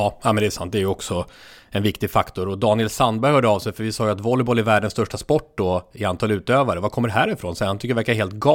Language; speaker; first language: Swedish; native; Swedish